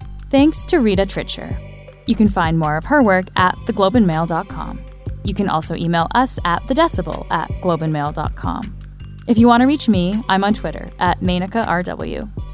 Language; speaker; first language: English; native; English